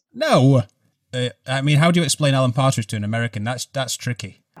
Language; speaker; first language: English; native; English